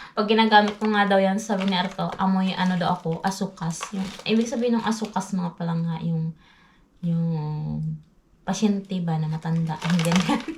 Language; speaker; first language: Filipino; non-native, local second language; Cebuano